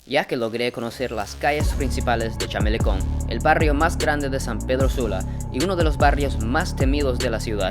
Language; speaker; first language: Spanish; non-native, fluent; Japanese